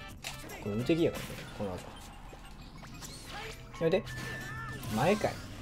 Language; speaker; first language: Japanese; native; Japanese